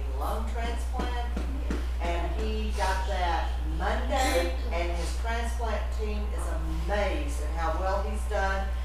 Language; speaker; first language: English; native; English